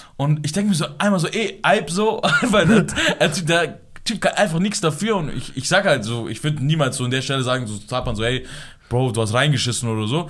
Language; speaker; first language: German; early bilingual, other home language; Persian